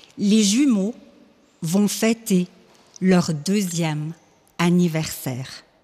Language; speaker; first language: French; native; French